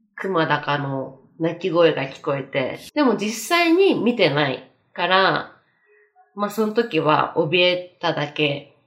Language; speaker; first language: Japanese; native; Japanese